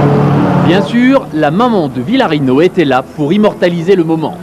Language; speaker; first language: French; native; French